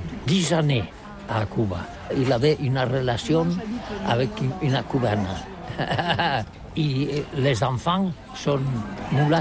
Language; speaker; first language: French; non-native, learner; Catalan